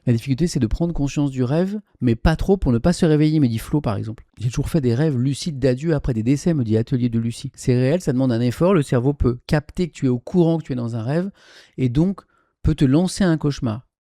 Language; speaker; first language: French; native; French